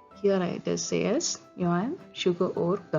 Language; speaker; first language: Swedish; non-native, fluent; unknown